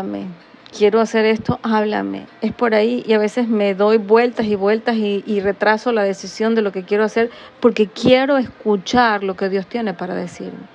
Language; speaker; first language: Spanish; native; Spanish